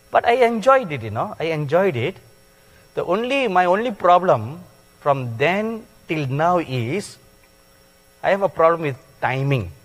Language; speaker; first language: English; non-native, local second language; Tamil